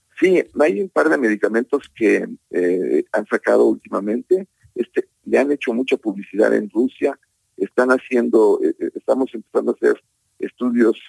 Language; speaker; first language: Spanish; native; Spanish